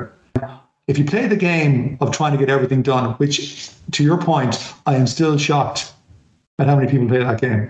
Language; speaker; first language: English; native; English